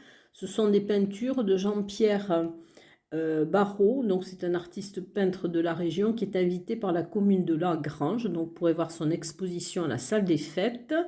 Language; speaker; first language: French; native; French